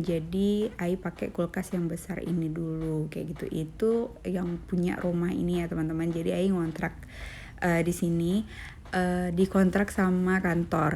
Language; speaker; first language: Indonesian; native; Indonesian